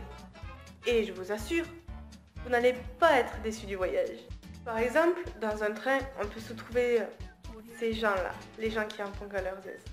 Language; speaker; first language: French; native; French